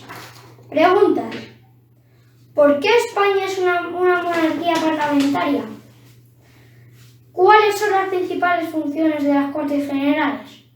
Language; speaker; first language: Spanish; native; Spanish